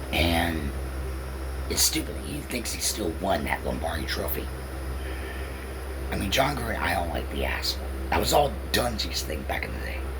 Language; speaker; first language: English; native; English